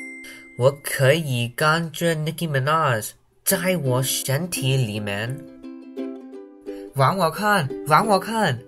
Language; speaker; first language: Chinese; non-native, learner; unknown